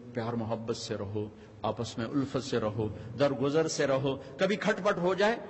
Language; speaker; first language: Urdu; non-native, local second language; Punjabi